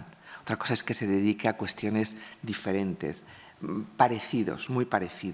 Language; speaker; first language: Spanish; native; Spanish